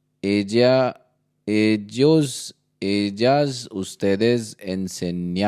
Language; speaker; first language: Spanish; non-native, learner; Hindi